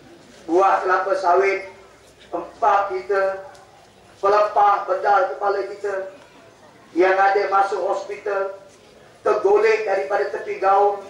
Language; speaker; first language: Malay; native; Malay